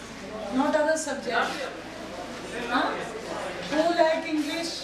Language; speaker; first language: English; non-native, local second language; Hindi